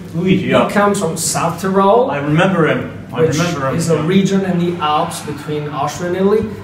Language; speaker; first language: English; native; English